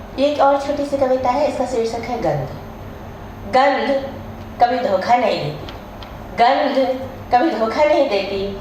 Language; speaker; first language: Hindi; native; Hindi